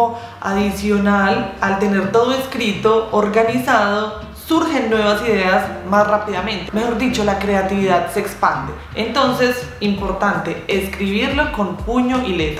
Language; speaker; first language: Spanish; native; Spanish